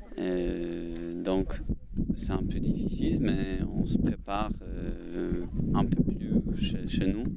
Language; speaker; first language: French; non-native, learner; Polish